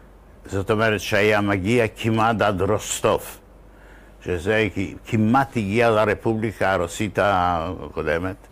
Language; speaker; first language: Hebrew; non-native, fluent; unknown